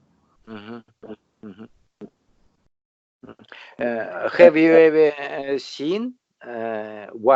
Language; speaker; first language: English; non-native, learner; Russian